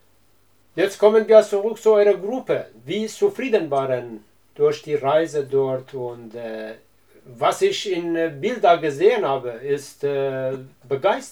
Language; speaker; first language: German; non-native, learner; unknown